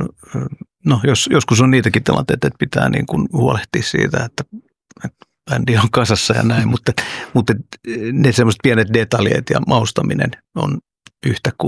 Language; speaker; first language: Finnish; early bilingual, other home language; Oromo